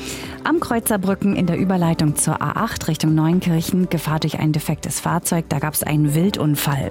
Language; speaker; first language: German; native; German